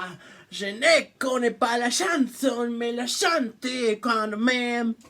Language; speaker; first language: French; non-native, learner; Spanish